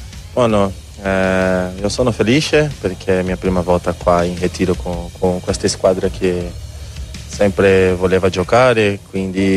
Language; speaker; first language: Italian; non-native, learner; Portuguese